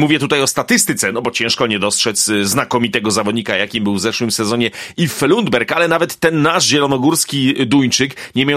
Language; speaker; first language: Polish; native; Polish